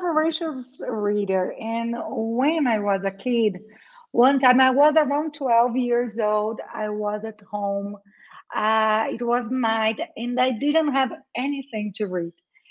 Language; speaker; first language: English; non-native, fluent; Portuguese